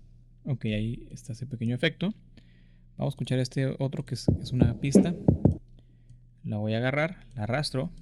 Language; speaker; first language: Spanish; native; Spanish